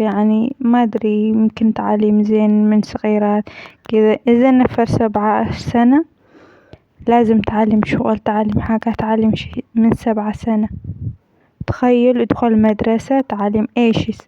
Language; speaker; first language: Arabic; non-native, learner; Amharic